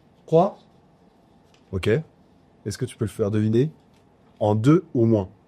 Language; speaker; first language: French; native; French